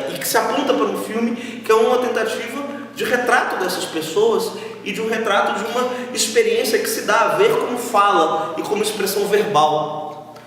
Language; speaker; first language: Portuguese; native; Portuguese